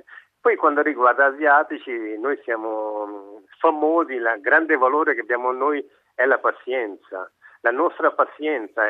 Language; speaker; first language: Italian; non-native, fluent; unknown